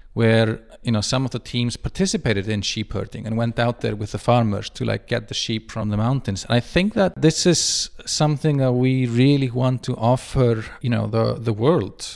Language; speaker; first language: English; non-native, fluent; Icelandic